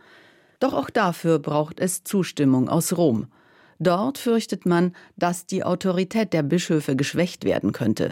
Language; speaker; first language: German; native; German